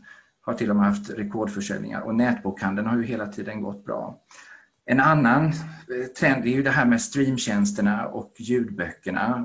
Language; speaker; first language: Swedish; native; Swedish